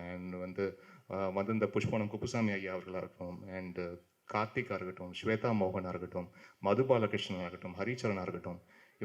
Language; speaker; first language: Tamil; native; Tamil